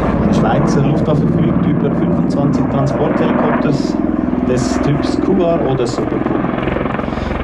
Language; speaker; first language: German; native; German